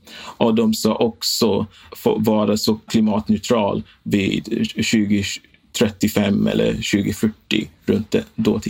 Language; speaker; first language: Swedish; non-native, fluent; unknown